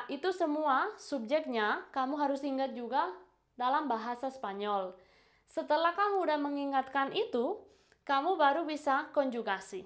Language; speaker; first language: Indonesian; non-native, fluent; Spanish